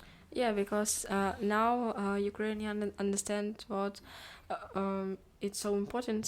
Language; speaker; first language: English; non-native, learner; Ukrainian